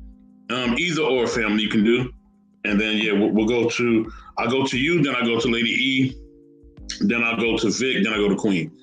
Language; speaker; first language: English; native; English